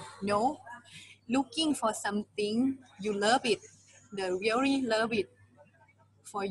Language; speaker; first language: English; non-native, learner; Thai